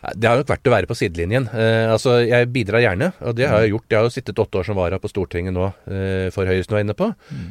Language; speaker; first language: Norwegian; native; Norwegian